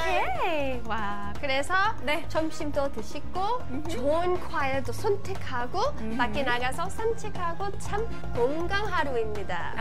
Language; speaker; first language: Korean; non-native, learner; English